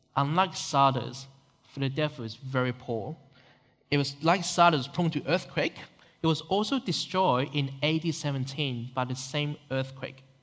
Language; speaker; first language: English; non-native, local second language; Cantonese